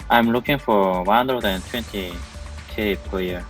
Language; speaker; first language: English; non-native, learner; Korean